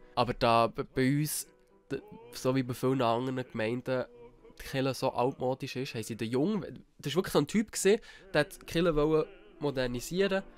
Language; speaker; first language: German; native; German